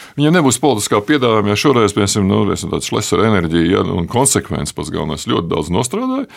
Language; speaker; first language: Latvian; native; Latvian